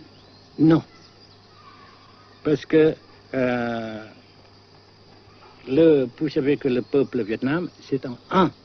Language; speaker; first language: French; non-native, local second language; Vietnamese